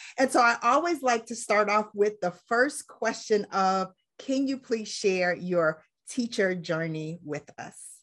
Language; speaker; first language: English; native; English